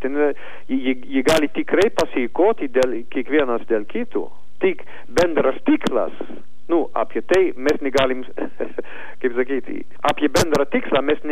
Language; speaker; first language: Lithuanian; non-native, learner; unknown